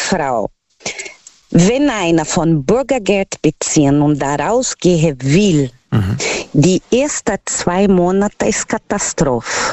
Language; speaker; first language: German; non-native, learner; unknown